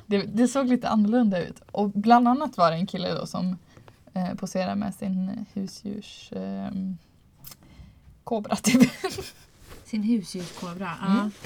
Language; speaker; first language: Swedish; native; Swedish